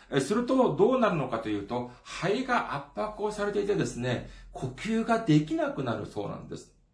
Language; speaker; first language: Japanese; non-native, fluent; Korean